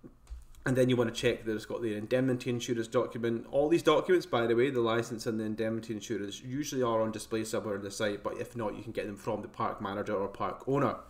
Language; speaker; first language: English; native; English